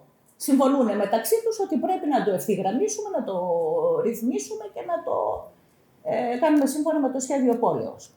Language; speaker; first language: Greek; native; Greek